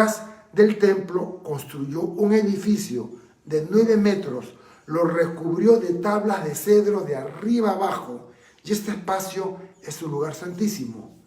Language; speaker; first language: Spanish; native; Spanish